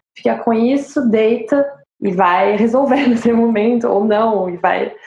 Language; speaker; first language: Portuguese; non-native, fluent; French